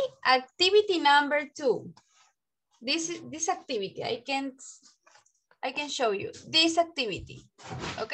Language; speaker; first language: English; non-native, learner; Spanish